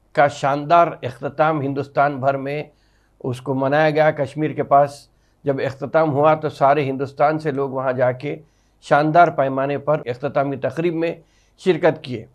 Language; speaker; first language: Hindi; non-native, local second language; Urdu